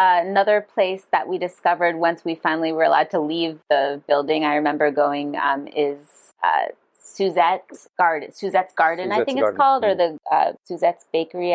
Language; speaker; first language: English; non-native, fluent; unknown